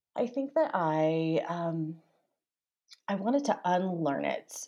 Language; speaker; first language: English; native; English